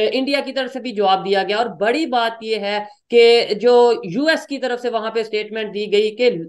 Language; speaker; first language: Urdu; native; Urdu